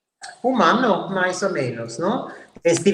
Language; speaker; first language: Portuguese; non-native, learner; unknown